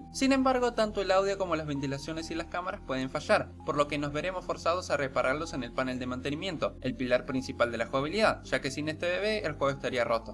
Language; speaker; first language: Spanish; native; Spanish